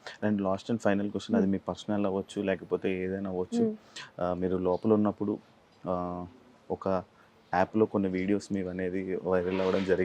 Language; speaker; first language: Telugu; native; Telugu